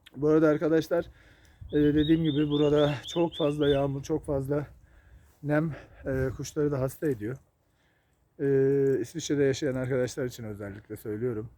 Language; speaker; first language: Turkish; native; Turkish